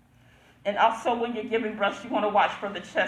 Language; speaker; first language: English; native; English